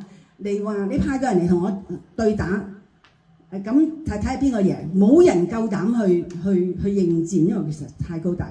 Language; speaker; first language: Cantonese; native; Cantonese